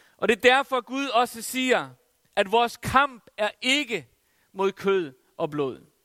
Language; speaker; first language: Danish; non-native, local second language; Faroese